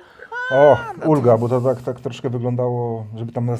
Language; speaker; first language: Polish; native; Polish